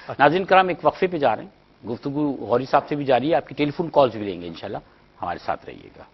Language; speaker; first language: Urdu; native; Urdu